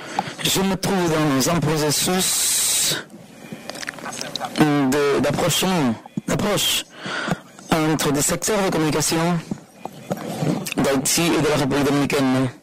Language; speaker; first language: French; non-native, fluent; Spanish